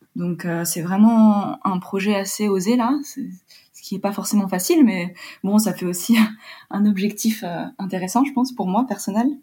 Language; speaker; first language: French; early bilingual, heritage; French